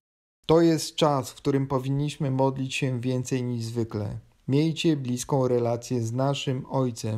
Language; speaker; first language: Polish; native; Polish